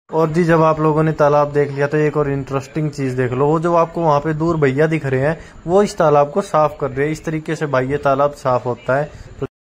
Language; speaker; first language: Hindi; native; Hindi